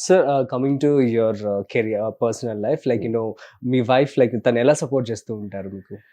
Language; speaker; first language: Telugu; native; Telugu